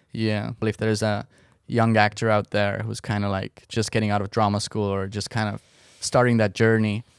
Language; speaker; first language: English; non-native, fluent; Estonian